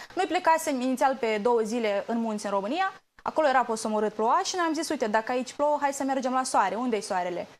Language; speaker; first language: Romanian; native; Romanian